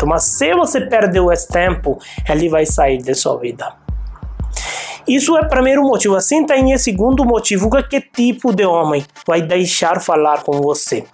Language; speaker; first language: Portuguese; non-native, fluent; Hindi